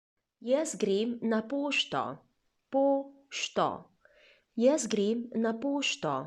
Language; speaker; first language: Slovenian; non-native, fluent; Chinese